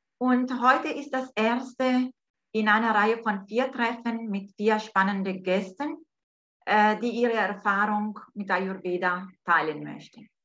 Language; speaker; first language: German; non-native, fluent; Italian